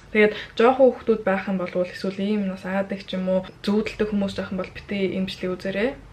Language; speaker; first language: Mongolian; early bilingual, heritage; Mongolian